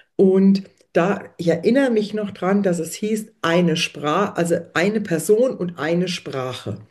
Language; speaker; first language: German; native; German